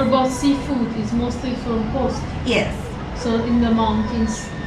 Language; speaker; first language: English; non-native, fluent; Ukrainian